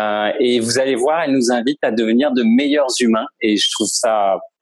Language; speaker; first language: French; native; French